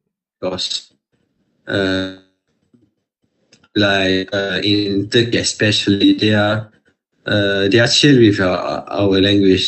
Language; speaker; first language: English; non-native, fluent; Malay